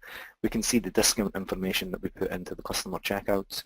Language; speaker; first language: English; native; English